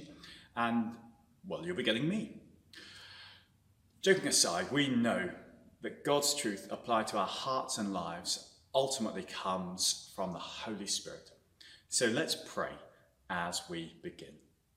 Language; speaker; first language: English; native; English